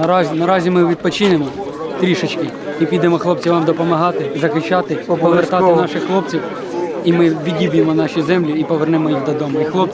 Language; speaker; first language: Ukrainian; non-native, local second language; Russian